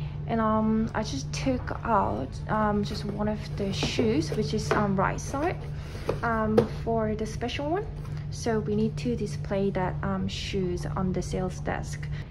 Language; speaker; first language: English; non-native, fluent; Korean